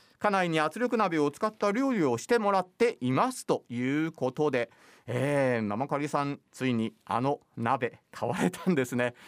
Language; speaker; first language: Japanese; native; Japanese